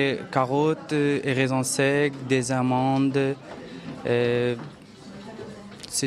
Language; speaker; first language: French; non-native, learner; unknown